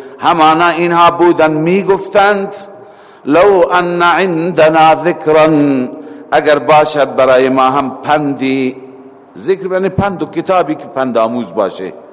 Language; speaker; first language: Persian; native; Persian